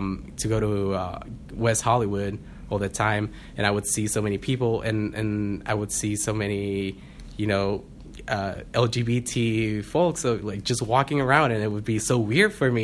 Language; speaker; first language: English; non-native, fluent; Spanish